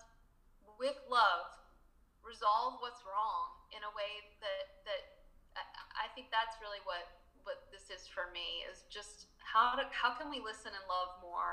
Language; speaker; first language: English; native; English